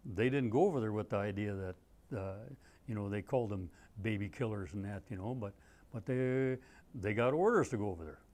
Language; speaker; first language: English; native; English